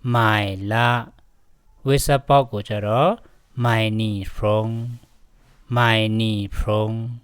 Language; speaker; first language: Burmese; non-native, local second language; Pa'o Karen